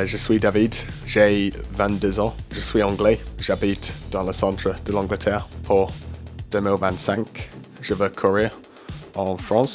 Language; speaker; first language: French; non-native, learner; English